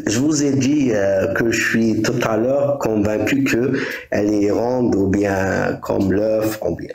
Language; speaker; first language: French; non-native, local second language; Arabic